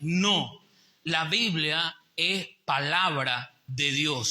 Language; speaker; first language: Spanish; native; Spanish